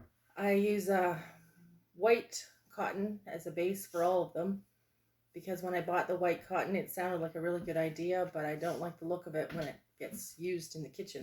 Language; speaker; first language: English; native; English